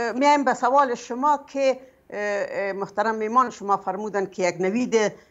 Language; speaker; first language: Persian; native; Persian